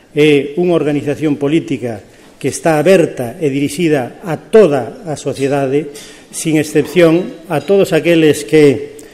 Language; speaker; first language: Galician; native; Galician